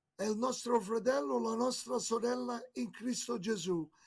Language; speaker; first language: Italian; native; Italian